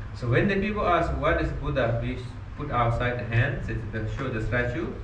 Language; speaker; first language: English; non-native, learner; Nepali